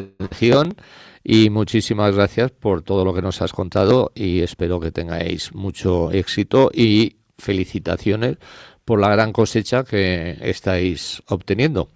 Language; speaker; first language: Spanish; native; Spanish